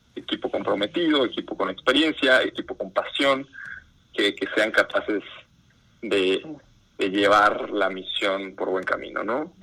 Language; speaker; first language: Spanish; native; Spanish